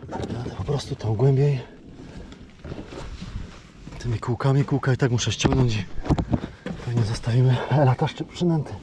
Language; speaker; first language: Polish; native; Polish